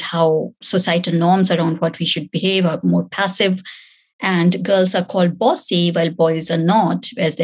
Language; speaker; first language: English; non-native, local second language; Hindi